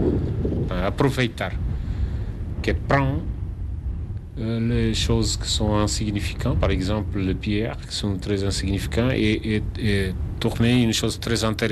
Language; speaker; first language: French; non-native, learner; Kabuverdianu